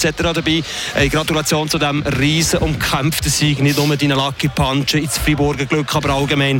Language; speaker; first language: German; native; German